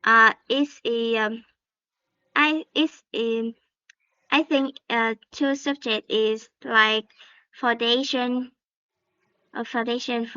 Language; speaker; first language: English; non-native, learner; Vietnamese